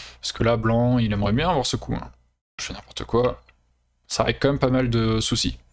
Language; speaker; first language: French; native; French